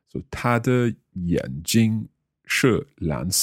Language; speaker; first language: Chinese; non-native, learner; English